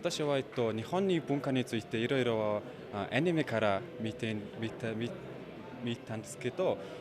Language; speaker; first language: Japanese; non-native, learner; Mongolian